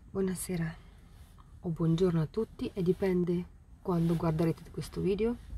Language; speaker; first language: Italian; non-native, fluent; Russian